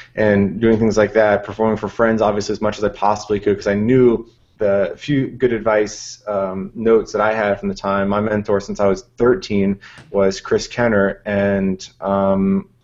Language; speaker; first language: English; native; English